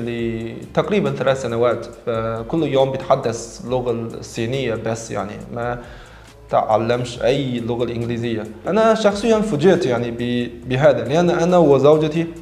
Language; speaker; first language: Arabic; non-native, fluent; Chinese